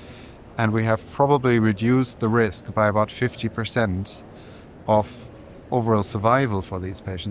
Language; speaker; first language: English; non-native, fluent; German